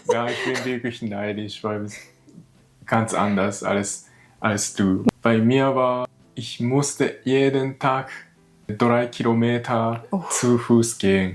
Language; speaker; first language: German; non-native, learner; Japanese